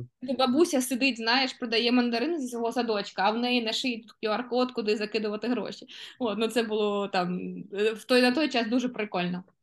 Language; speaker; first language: Ukrainian; non-native, local second language; Russian